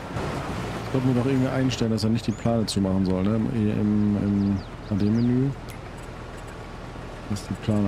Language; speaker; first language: German; native; German